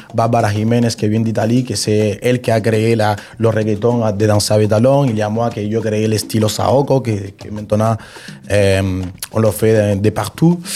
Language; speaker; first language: French; non-native, fluent; Spanish